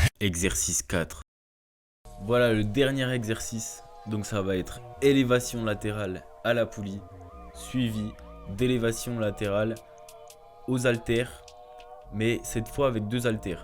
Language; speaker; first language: French; native; French